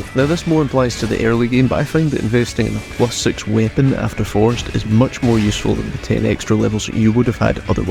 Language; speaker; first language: English; native; English